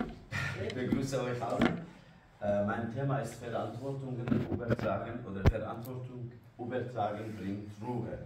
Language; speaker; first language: German; non-native, learner; Kurdish